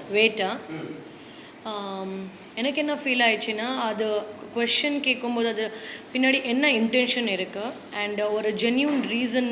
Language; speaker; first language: Tamil; non-native, learner; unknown